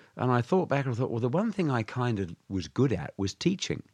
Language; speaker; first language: English; native; English